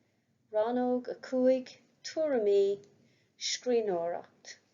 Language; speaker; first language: Irish; non-native, local second language; English